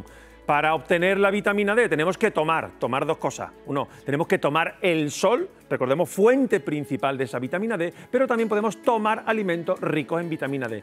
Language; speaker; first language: Spanish; native; Spanish